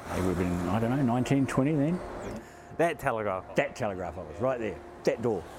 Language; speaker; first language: English; native; English